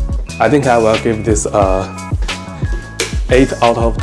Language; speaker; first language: English; non-native, learner; Chinese